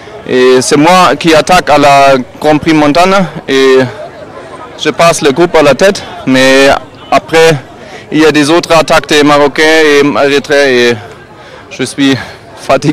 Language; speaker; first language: French; non-native, learner; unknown